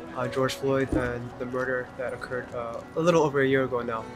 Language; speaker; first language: English; native; English